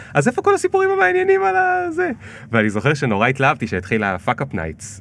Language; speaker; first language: Hebrew; native; Hebrew